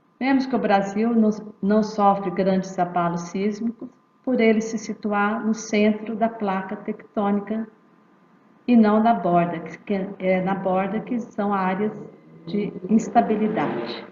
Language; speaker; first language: Portuguese; native; Portuguese